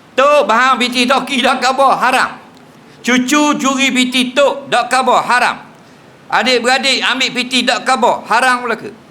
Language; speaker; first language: Malay; native; Malay